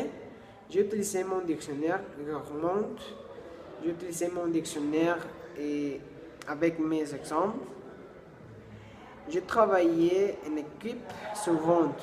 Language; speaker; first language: French; non-native, learner; Spanish